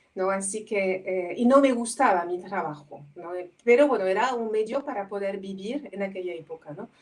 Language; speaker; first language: Spanish; non-native, fluent; French